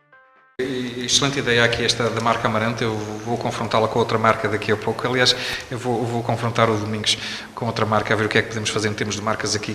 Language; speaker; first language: Portuguese; native; Portuguese